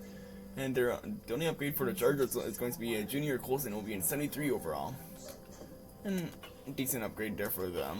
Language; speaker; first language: English; native; English